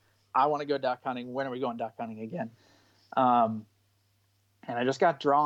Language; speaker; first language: English; native; English